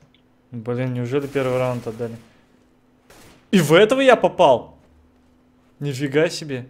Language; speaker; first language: Russian; native; Russian